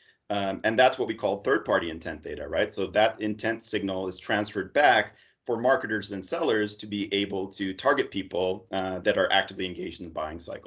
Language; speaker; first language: English; native; English